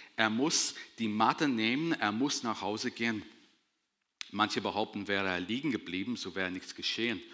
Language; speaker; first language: German; non-native, fluent; English